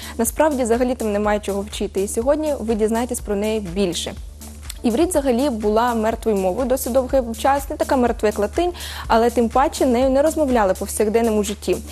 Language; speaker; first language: Ukrainian; early bilingual, heritage; Ukrainian